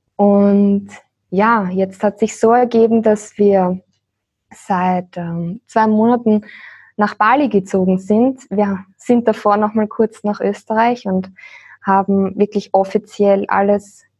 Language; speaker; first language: German; native; German